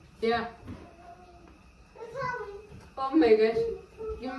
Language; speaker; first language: English; non-native, learner; Kinyarwanda